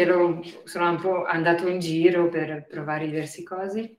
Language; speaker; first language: Italian; non-native, fluent; French